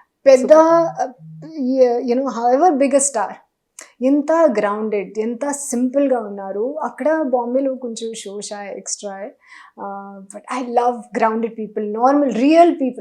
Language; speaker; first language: Telugu; non-native, learner; Hindi